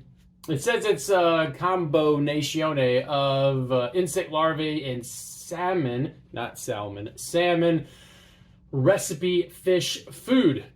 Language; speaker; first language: English; native; English